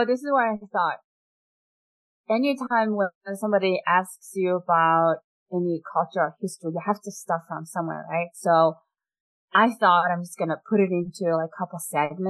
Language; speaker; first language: English; non-native, fluent; Mongolian